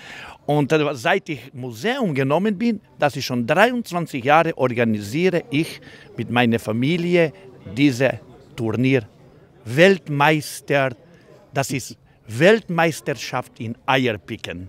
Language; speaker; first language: German; non-native, fluent; Croatian